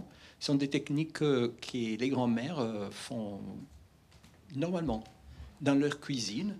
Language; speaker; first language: French; non-native, fluent; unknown